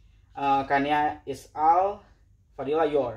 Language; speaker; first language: English; non-native, learner; Indonesian